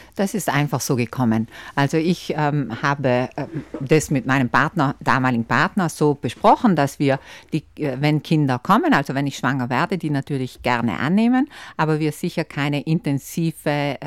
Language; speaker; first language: German; native; German